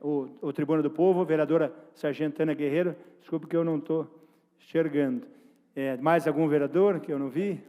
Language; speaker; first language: Portuguese; native; Portuguese